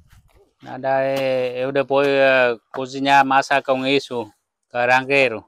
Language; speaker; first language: Portuguese; non-native, learner; Vietnamese